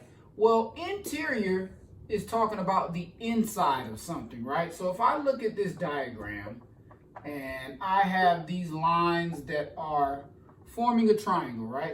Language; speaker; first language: English; native; English